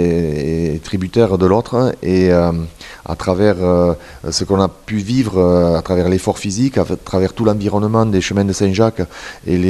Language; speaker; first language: French; native; French